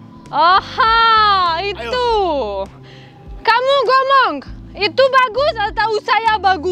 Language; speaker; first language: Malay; non-native, learner; Russian